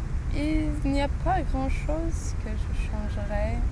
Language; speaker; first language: French; non-native, learner; English